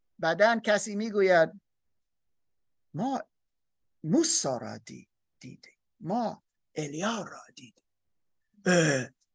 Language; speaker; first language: Persian; non-native, learner; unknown